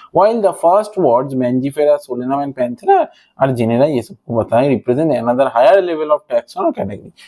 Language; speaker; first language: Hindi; non-native, local second language; Bangla